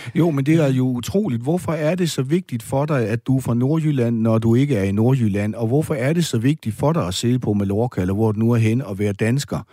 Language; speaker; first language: Danish; native; Danish